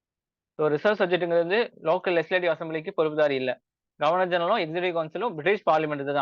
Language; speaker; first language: Tamil; native; Tamil